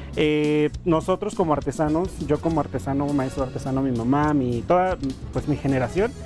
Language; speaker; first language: Spanish; non-native, local second language; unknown